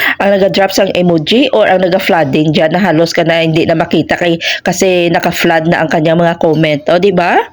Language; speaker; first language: Filipino; non-native, local second language; Hiligaynon